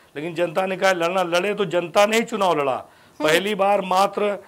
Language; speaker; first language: Hindi; native; Hindi